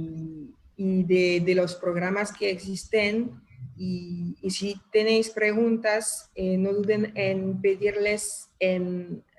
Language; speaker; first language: Spanish; non-native, fluent; French